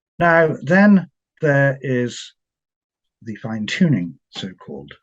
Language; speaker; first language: English; native; English